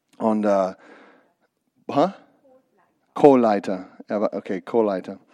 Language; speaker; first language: German; non-native, learner; English